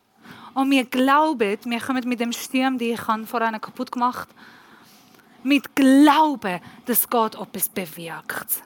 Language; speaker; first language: German; non-native, learner; Persian